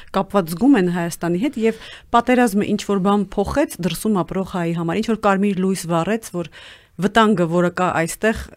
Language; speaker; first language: Armenian; native; Armenian